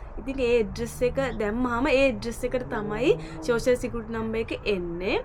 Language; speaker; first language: Sinhala; native; Sinhala